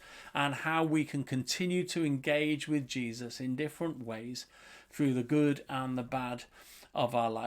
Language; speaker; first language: English; native; English